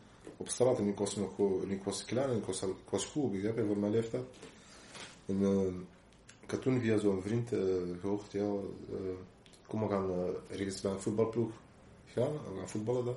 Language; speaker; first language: Dutch; non-native, local second language; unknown